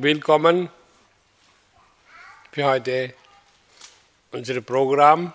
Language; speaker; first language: German; non-native, fluent; Hindi